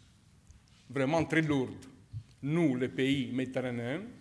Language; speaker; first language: French; non-native, fluent; Greek